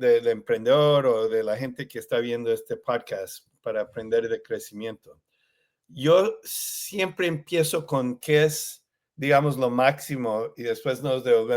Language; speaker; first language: Spanish; early bilingual, heritage; Spanish